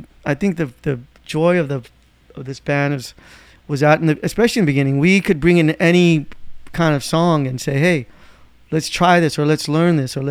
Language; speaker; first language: English; native; English